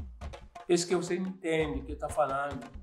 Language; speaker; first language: Portuguese; non-native, learner; Yoruba